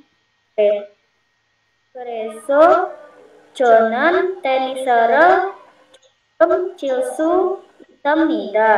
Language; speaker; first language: Korean; non-native, learner; Indonesian